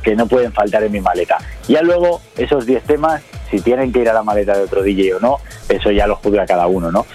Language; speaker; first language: Spanish; native; Spanish